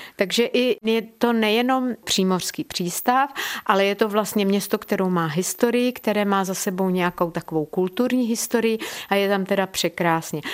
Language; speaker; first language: Czech; native; Czech